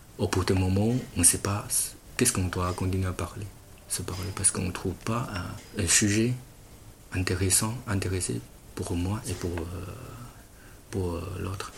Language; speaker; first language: French; non-native, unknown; Chinese